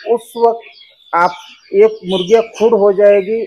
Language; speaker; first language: Hindi; non-native, local second language; Marathi